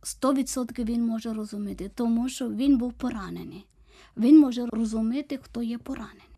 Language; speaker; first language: Ukrainian; non-native, learner; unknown